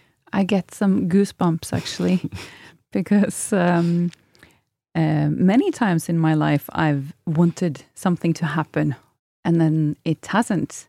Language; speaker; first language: English; non-native, fluent; Norwegian